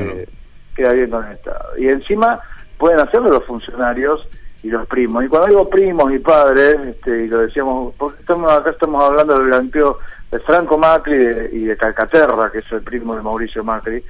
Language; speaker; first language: Spanish; native; Spanish